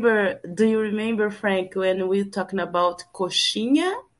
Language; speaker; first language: English; non-native, learner; Portuguese